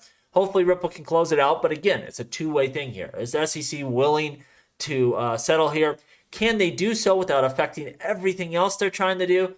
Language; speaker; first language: English; native; English